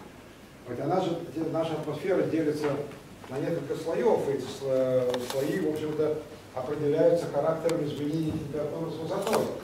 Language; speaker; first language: Russian; native; Russian